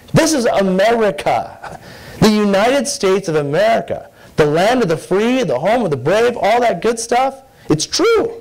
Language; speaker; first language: English; native; English